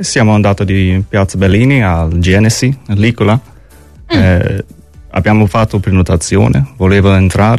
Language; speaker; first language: Italian; non-native, learner; English